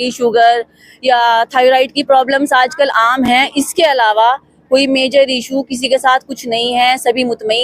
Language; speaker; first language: Hindi; native; Hindi